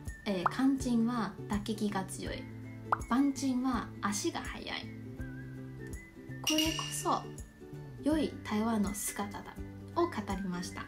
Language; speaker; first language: Japanese; non-native, fluent; Chinese